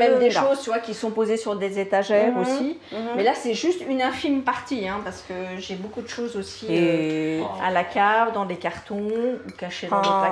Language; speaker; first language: French; native; French